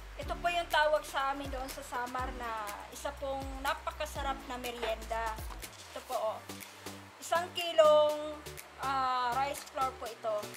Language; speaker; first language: Filipino; non-native, local second language; Waray